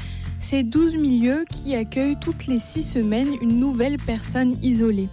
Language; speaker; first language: French; native; French